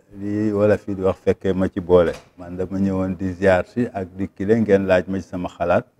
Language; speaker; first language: Wolof; native; Wolof